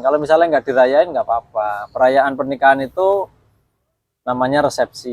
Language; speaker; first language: Indonesian; native; Indonesian